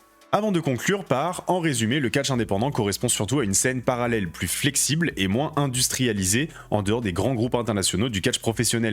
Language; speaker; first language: French; native; French